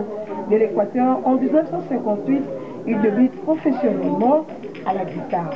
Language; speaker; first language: French; non-native, local second language; Lingala